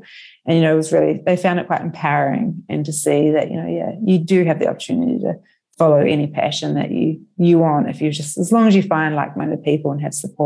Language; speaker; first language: English; native; English